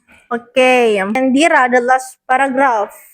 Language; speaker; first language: English; non-native, learner; Indonesian